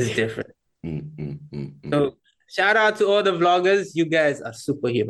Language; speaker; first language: English; non-native, local second language; Kinyarwanda